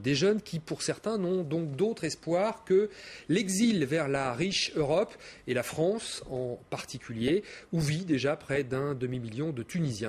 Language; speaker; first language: French; native; French